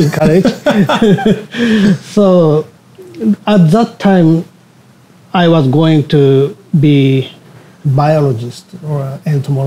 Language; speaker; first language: English; non-native, learner; Japanese